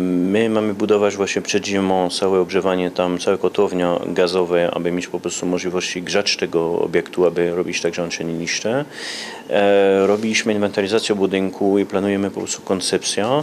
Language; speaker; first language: Polish; early bilingual, heritage; Polish